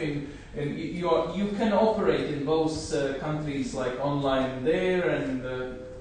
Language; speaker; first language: English; non-native, fluent; Latvian